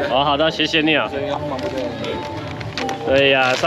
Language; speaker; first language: Chinese; non-native, learner; English